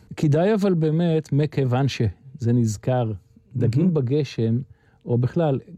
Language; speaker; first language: Hebrew; native; Hebrew